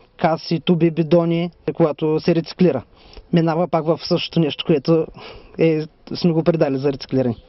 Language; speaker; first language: Bulgarian; native; Bulgarian